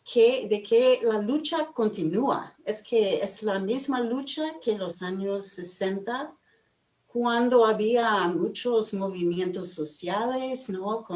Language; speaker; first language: Spanish; non-native, fluent; English